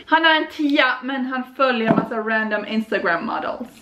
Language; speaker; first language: Swedish; native; Swedish